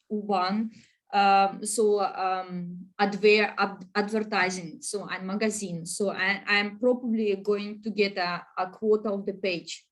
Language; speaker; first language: English; non-native, learner; Russian